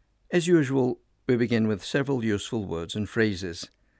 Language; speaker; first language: English; non-native, fluent; Romanian